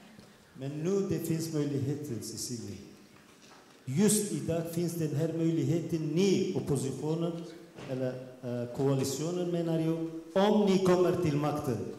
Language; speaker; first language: Swedish; non-native, fluent; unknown